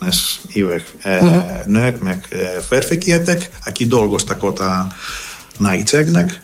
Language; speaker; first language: Hungarian; non-native, learner; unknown